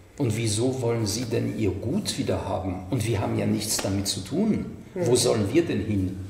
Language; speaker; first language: German; non-native, fluent; French